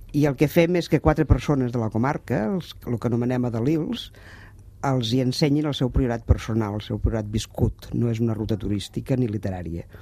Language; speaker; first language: Catalan; native; Catalan